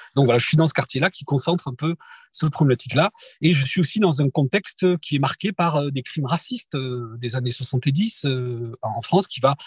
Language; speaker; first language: French; native; French